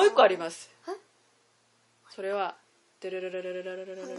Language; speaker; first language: Japanese; early bilingual, other home language; Korean